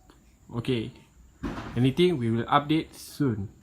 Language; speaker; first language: English; non-native, local second language; Malay